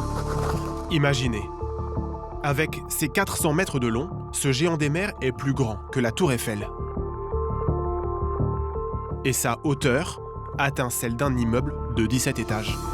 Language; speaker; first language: French; native; French